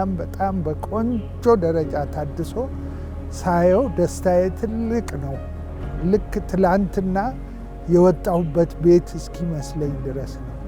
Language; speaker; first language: Amharic; native; Amharic